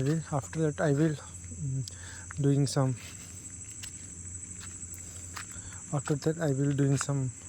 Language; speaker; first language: English; non-native, learner; Hindi